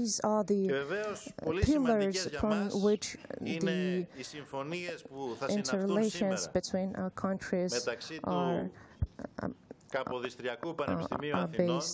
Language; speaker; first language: Greek; native; Greek